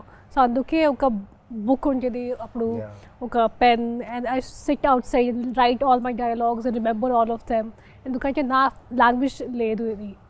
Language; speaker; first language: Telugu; non-native, local second language; Hindi